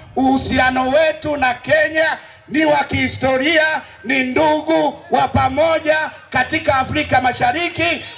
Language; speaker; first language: Swahili; native; Swahili